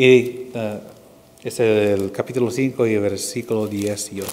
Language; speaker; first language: Spanish; non-native, fluent; English